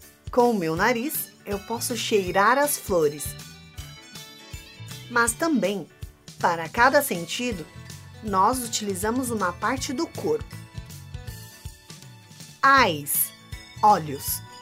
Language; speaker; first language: Portuguese; native; Portuguese